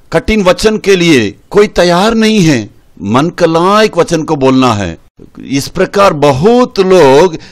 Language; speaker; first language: Hindi; non-native, local second language; Tamil